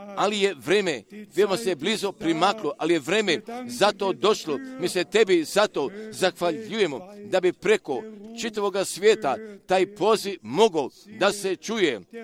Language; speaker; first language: Croatian; non-native, fluent; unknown